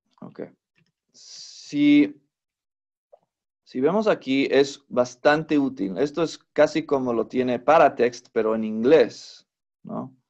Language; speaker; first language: Spanish; non-native, fluent; English